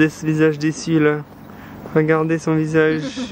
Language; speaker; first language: French; native; French